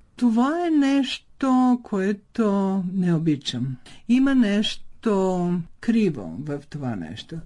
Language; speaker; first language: Bulgarian; early bilingual, heritage; Croatian